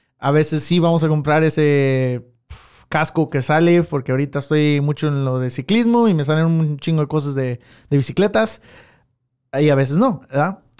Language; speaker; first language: Spanish; early bilingual, heritage; Spanish